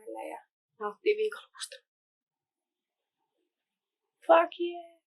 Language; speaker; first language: Finnish; native; Finnish